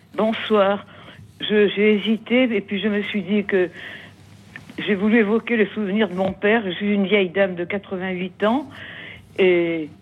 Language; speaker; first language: French; native; French